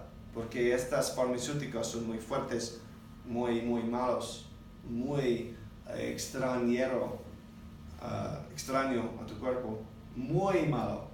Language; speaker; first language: Spanish; non-native, learner; English